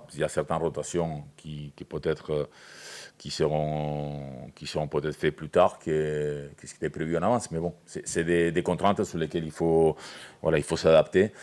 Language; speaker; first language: French; native; French